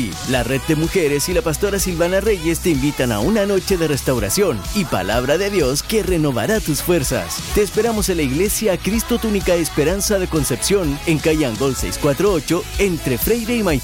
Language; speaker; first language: Spanish; native; Spanish